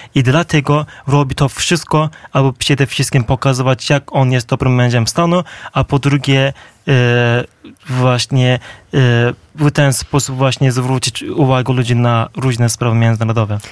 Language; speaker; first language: Polish; non-native, fluent; Turkish